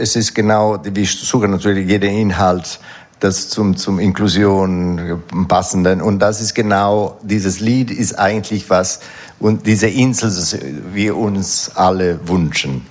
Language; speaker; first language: German; non-native, fluent; Italian